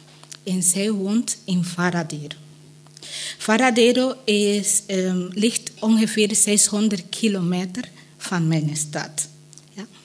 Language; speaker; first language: Dutch; non-native, learner; Spanish